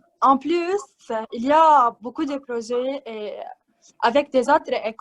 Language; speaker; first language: French; non-native, learner; Arabic